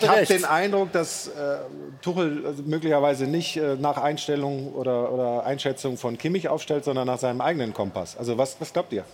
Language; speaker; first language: German; native; German